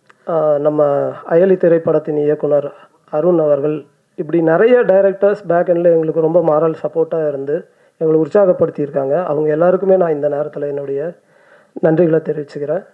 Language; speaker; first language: Tamil; native; Tamil